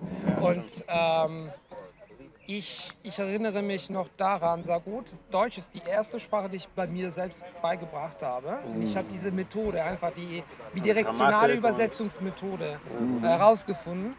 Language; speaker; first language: German; non-native, fluent; Italian